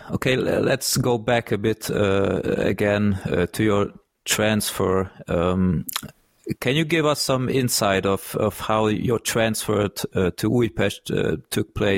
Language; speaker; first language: English; non-native, fluent; Hungarian